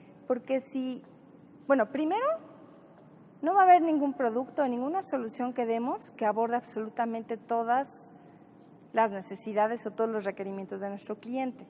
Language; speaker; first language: Spanish; native; Spanish